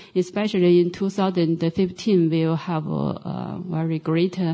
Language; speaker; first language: English; non-native, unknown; Chinese